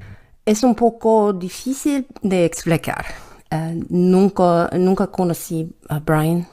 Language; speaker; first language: Spanish; non-native, learner; English